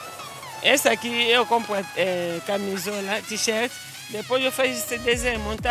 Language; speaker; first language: Portuguese; non-native, learner; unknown